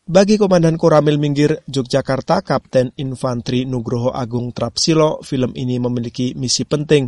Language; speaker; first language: Indonesian; native; Indonesian